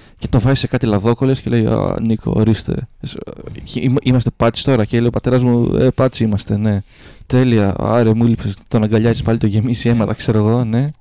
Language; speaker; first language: Greek; native; Greek